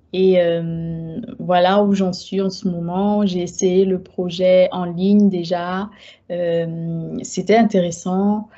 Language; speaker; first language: French; native; French